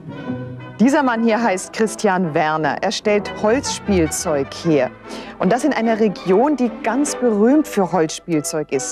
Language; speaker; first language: German; native; German